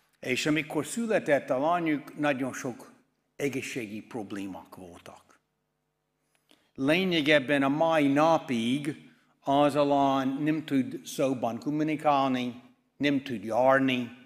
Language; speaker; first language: Hungarian; non-native, fluent; English